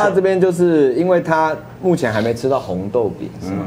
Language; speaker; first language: Chinese; native; Chinese